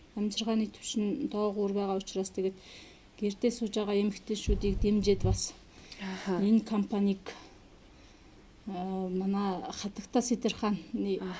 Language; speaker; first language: Mongolian; non-native, local second language; Kazakh